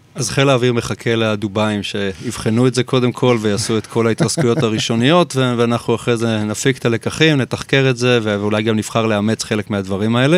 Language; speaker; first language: Hebrew; native; Hebrew